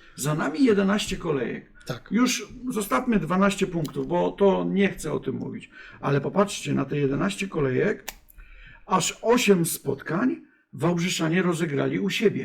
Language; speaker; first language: Polish; native; Polish